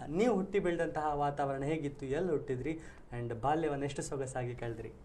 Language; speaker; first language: Kannada; native; Kannada